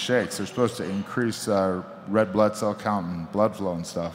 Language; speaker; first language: English; native; English